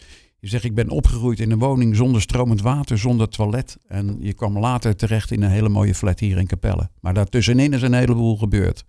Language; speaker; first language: Dutch; native; Dutch